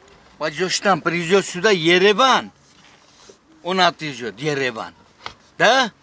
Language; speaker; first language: Russian; non-native, learner; Armenian